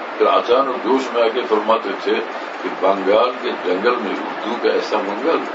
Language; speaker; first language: Urdu; non-native, fluent; Bangla